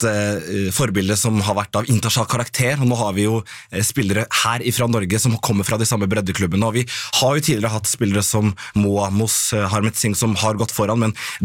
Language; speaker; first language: Norwegian; native; Norwegian